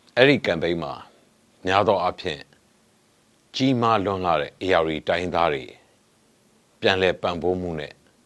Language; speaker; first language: Burmese; native; Burmese